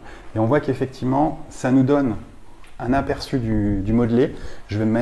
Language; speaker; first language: French; native; French